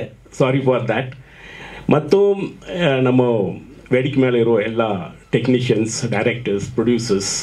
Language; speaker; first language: Kannada; non-native, learner; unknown